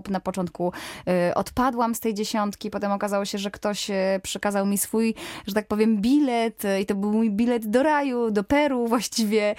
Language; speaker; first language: Polish; native; Polish